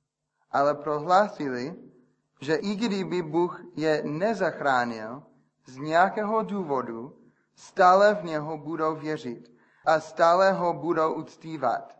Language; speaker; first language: Czech; non-native, fluent; English